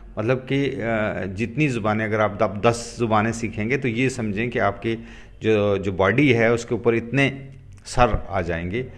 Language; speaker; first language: Hindi; non-native, local second language; Gujari